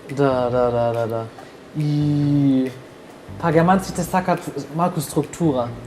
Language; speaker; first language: Macedonian; non-native, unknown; German